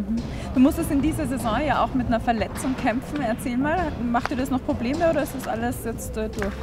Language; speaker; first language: German; native; German